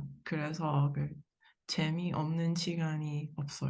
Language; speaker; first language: Korean; non-native, learner; English